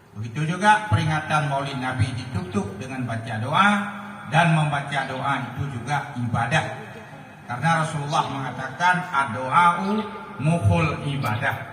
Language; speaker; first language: Malay; non-native, local second language; Achinese